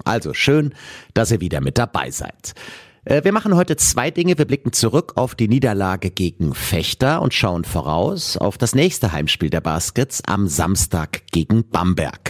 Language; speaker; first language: German; native; German